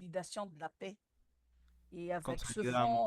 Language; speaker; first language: French; non-native, local second language; Malagasy